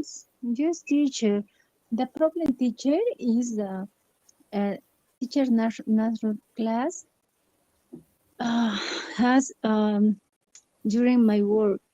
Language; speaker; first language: English; non-native, learner; Spanish